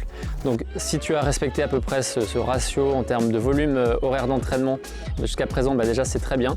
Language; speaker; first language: French; native; French